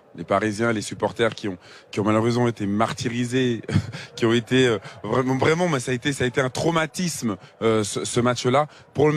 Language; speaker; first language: French; native; French